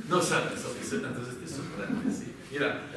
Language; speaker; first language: Spanish; non-native, fluent; French